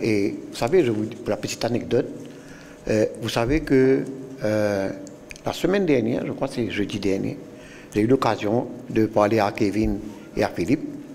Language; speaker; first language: French; non-native, local second language; Morisyen